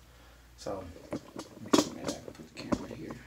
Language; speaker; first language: English; native; English